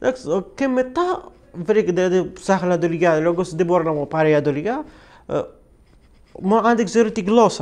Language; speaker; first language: Greek; non-native, learner; Arabic